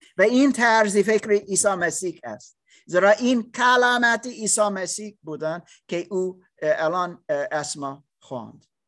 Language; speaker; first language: Persian; non-native, learner; English